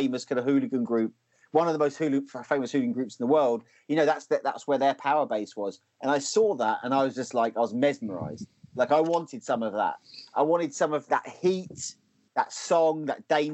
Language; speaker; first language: English; native; English